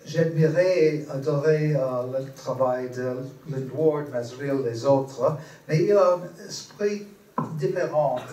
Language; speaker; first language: French; non-native, learner; English